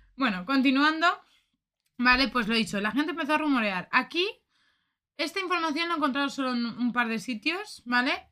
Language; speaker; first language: Spanish; native; Spanish